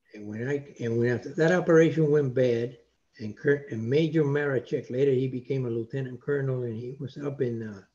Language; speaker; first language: English; non-native, fluent; Spanish